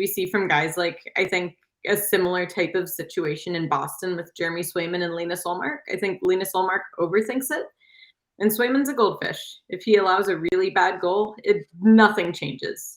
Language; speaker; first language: English; native; English